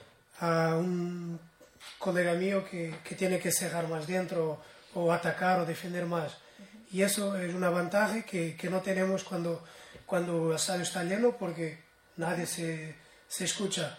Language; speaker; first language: Spanish; non-native, fluent; Portuguese